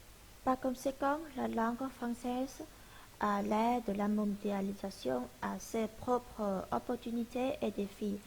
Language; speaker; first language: French; non-native, learner; Vietnamese